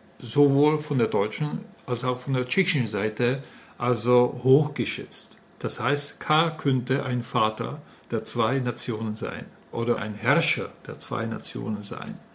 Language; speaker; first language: German; non-native, fluent; Czech